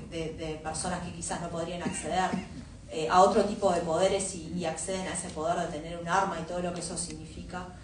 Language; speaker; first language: Spanish; native; Spanish